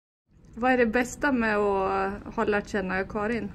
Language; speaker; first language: Swedish; native; Swedish